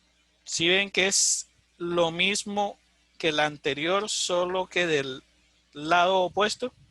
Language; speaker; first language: Spanish; native; Spanish